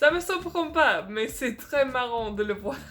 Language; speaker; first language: French; non-native, fluent; English